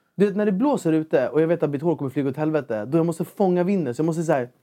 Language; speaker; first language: Swedish; native; Swedish